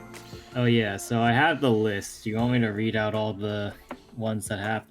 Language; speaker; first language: English; native; English